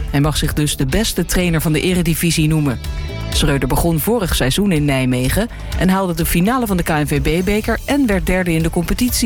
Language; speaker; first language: Dutch; native; Dutch